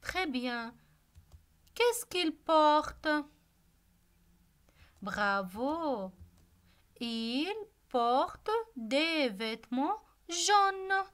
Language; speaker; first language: French; non-native, local second language; Arabic